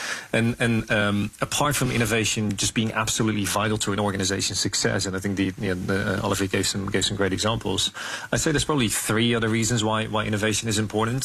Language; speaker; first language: English; non-native, fluent; Dutch